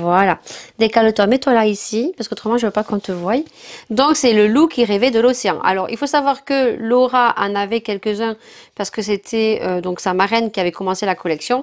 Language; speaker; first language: French; native; French